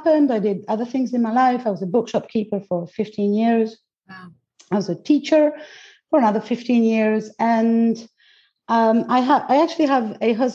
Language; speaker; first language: English; non-native, fluent; Greek